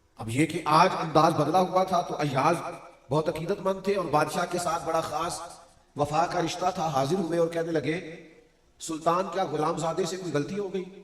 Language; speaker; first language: Urdu; non-native, local second language; Punjabi